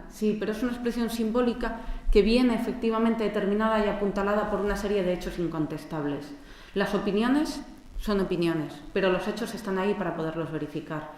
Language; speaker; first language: Spanish; native; Spanish